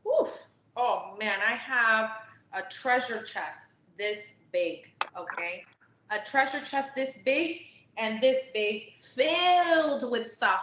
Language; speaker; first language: English; native; English